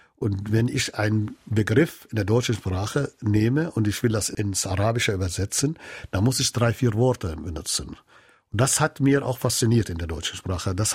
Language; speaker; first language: German; non-native, fluent; Arabic